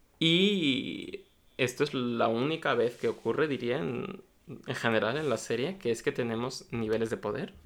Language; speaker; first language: Spanish; early bilingual, other home language; Russian